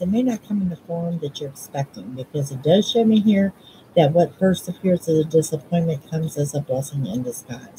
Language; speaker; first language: English; native; English